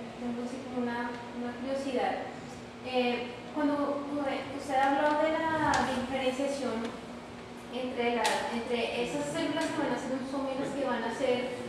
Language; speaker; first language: Spanish; non-native, fluent; Portuguese